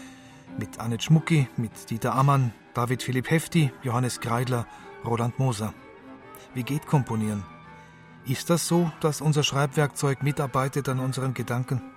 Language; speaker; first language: German; native; German